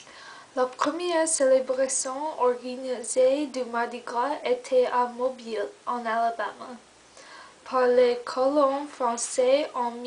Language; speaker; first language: French; non-native, learner; English